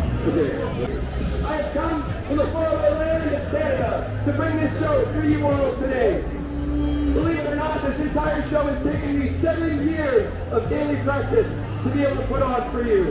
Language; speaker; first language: English; native; English